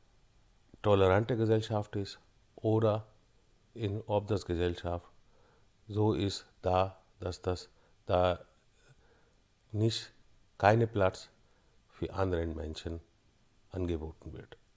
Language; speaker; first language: German; non-native, fluent; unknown